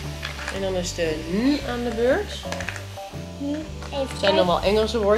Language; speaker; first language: Dutch; native; Dutch